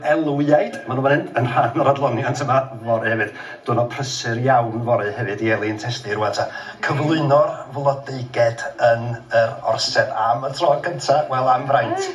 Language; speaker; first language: Welsh; native; Welsh